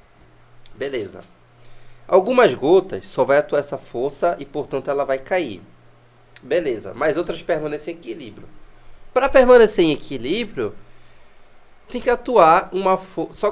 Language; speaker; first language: Portuguese; native; Portuguese